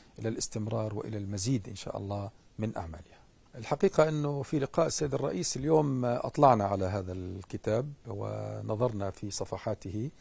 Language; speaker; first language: Arabic; native; Arabic